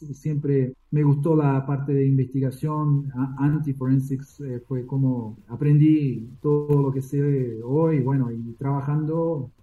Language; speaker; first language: Spanish; early bilingual, heritage; Spanish